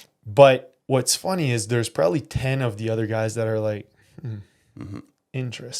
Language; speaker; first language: English; native; English